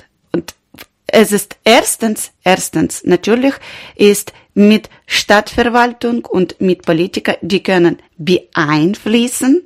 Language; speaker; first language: German; non-native, learner; Ukrainian